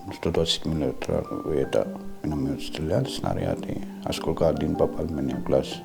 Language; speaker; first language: Russian; non-native, learner; Georgian